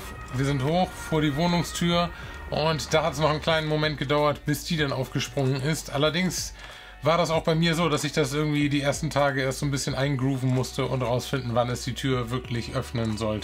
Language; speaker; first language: German; native; German